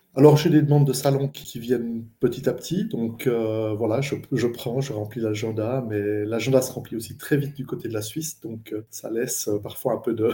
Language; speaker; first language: French; native; French